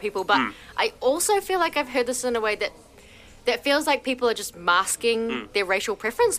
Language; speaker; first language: English; native; English